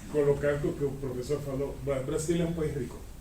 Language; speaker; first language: Portuguese; non-native, fluent; Spanish